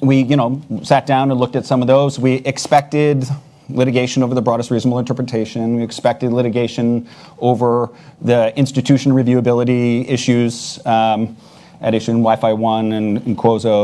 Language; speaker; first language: English; native; English